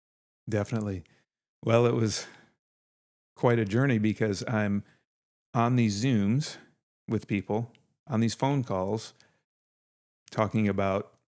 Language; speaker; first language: English; native; English